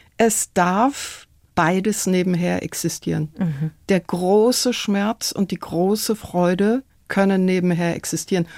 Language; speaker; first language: German; non-native, fluent; Persian